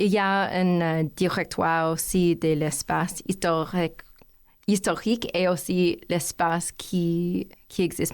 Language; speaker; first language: French; non-native, learner; English